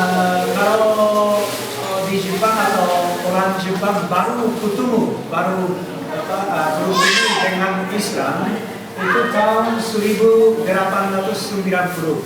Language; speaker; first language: Indonesian; non-native, fluent; Japanese